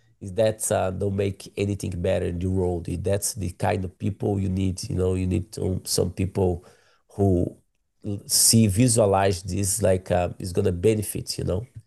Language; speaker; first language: English; non-native, learner; Portuguese